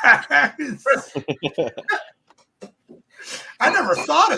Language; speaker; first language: English; native; English